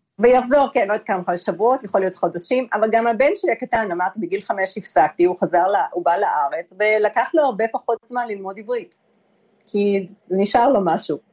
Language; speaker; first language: Hebrew; early bilingual, other home language; Polish